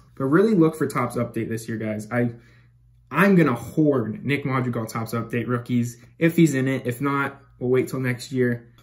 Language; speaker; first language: English; native; English